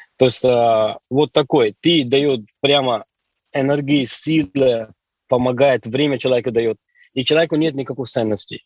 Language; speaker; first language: Russian; non-native, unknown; Hindi